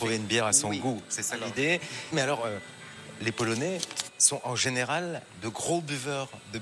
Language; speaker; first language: French; native; French